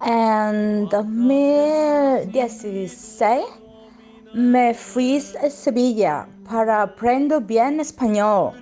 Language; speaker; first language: Spanish; non-native, learner; English